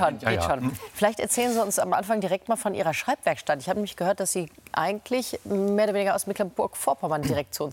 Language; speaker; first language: German; native; German